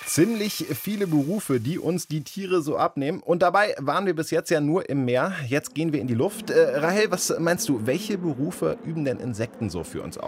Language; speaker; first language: German; native; German